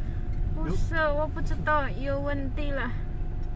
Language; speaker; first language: Chinese; non-native, learner; Indonesian